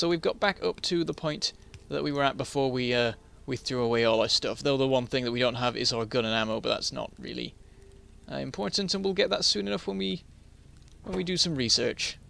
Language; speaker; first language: English; native; English